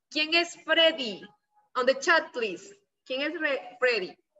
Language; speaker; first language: Spanish; native; Spanish